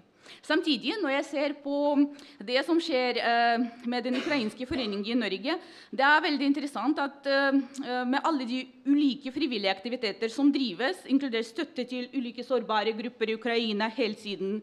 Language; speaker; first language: Norwegian; non-native, fluent; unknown